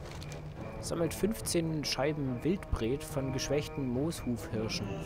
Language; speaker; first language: German; native; German